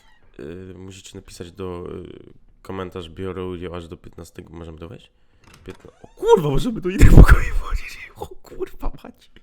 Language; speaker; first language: Polish; native; Polish